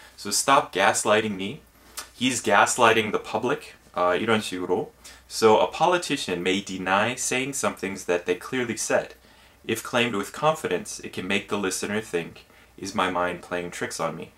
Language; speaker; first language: English; native; English